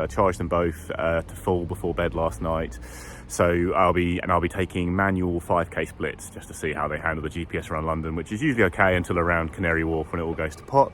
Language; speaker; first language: English; native; English